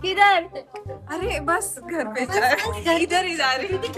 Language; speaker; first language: Hindi; non-native, local second language; Marathi